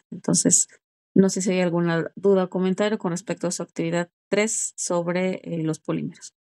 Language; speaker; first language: Spanish; native; Spanish